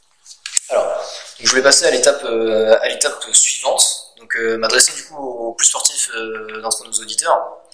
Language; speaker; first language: French; native; French